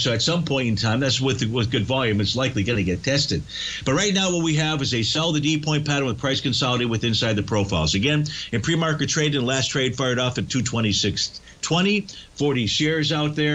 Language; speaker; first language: English; native; English